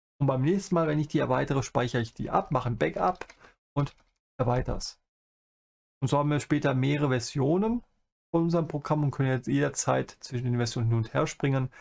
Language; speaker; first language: German; native; German